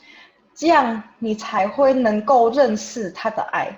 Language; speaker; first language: Chinese; non-native, fluent; Indonesian